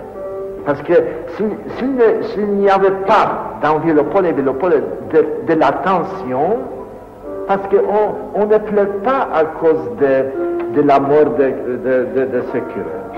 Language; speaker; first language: French; non-native, fluent; Polish